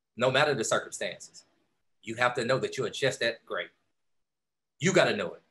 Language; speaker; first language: English; native; English